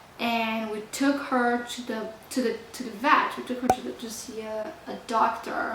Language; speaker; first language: English; non-native, fluent; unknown